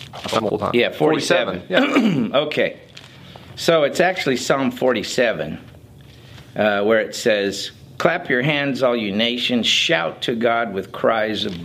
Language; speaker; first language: English; native; English